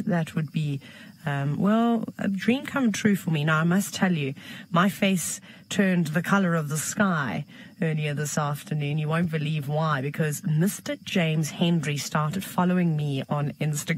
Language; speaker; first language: English; native; English